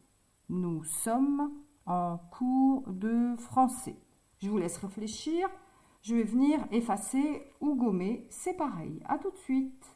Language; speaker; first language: French; native; French